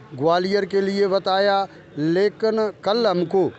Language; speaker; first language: Hindi; native; Hindi